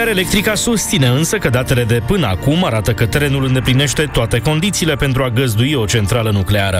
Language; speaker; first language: Romanian; native; Romanian